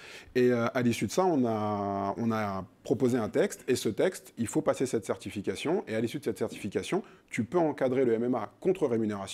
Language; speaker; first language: French; native; French